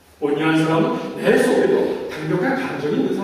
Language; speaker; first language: Korean; native; Korean